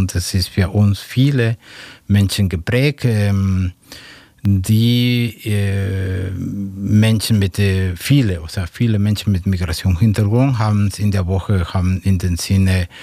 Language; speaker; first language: German; non-native, fluent; Spanish